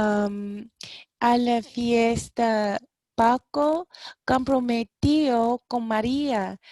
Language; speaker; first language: Spanish; non-native, learner; English